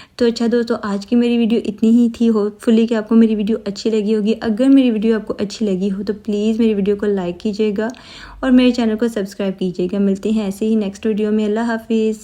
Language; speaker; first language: Urdu; native; Urdu